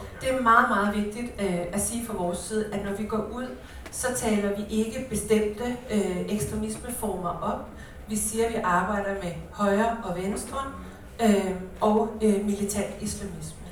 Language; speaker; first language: Swedish; non-native, learner; Danish